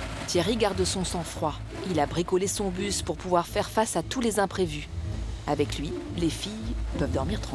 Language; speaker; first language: French; native; French